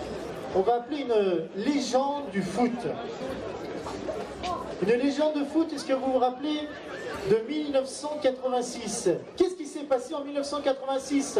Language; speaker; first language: French; native; French